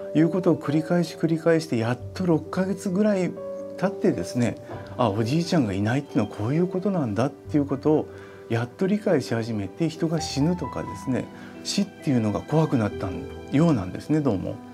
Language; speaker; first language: Japanese; native; Japanese